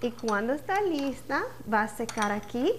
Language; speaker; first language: Spanish; non-native, learner; English